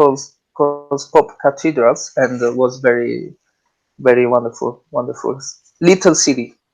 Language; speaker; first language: English; non-native, learner; Italian